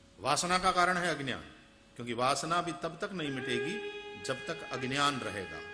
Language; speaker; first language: Hindi; non-native, local second language; Gujarati